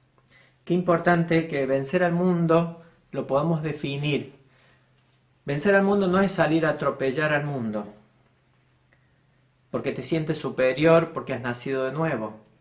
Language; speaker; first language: Spanish; native; Spanish